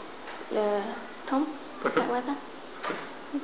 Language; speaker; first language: French; non-native, learner; English